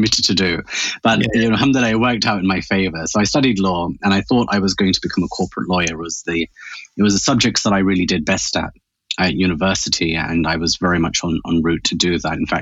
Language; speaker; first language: English; native; English